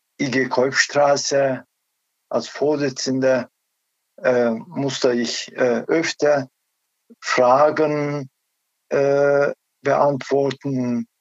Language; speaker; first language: German; non-native, learner; Turkish